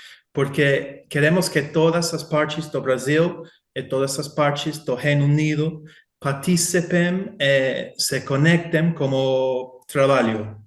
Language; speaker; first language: Portuguese; non-native, fluent; English